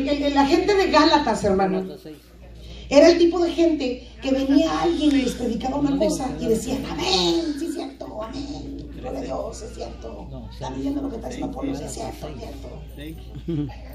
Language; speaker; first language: Spanish; native; Spanish